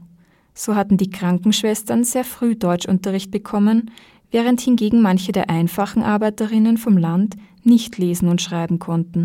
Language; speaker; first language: German; native; German